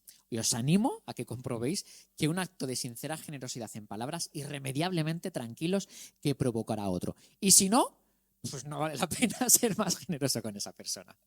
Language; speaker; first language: Spanish; native; Spanish